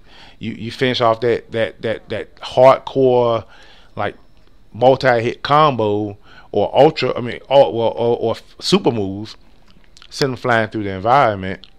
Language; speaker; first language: English; native; English